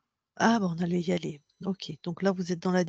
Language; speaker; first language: French; native; French